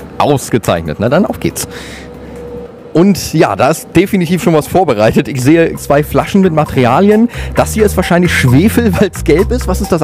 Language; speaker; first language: German; native; German